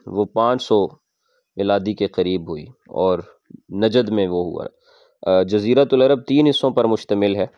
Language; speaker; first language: Urdu; non-native, local second language; Punjabi